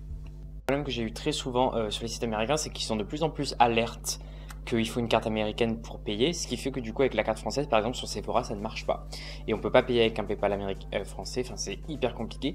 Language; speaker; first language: French; native; French